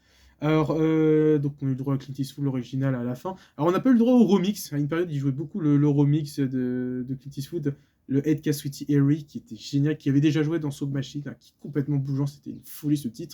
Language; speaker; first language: French; native; French